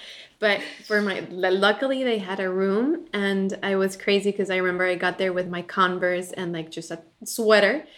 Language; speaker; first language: English; non-native, fluent; Spanish